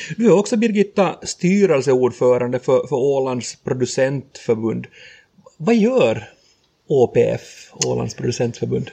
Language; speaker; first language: Swedish; native; Swedish